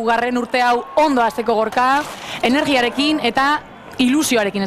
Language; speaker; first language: Basque; native; Basque